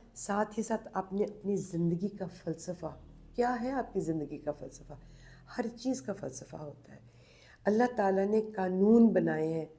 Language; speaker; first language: Urdu; non-native, local second language; Punjabi